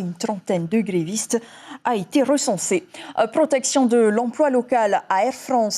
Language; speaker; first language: French; native; French